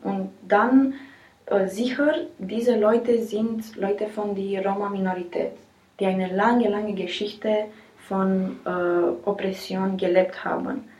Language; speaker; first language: German; non-native, learner; Romanian